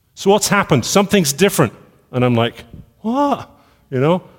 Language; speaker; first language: English; native; English